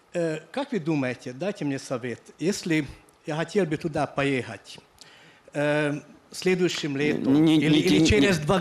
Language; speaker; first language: Russian; non-native, fluent; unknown